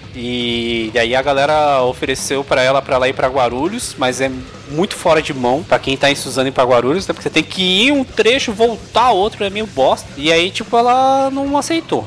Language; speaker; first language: Portuguese; native; Portuguese